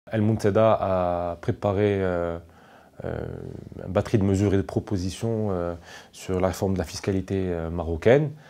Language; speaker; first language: French; non-native, local second language; Arabic